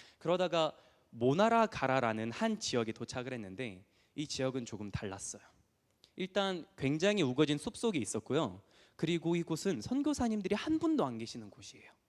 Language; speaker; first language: Korean; early bilingual, heritage; Korean